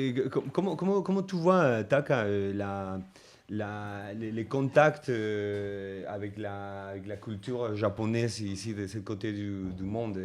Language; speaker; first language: French; non-native, fluent; Spanish